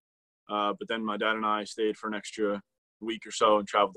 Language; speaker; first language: English; native; English